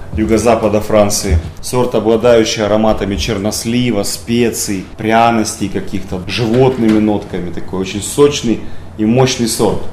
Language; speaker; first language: Russian; native; Russian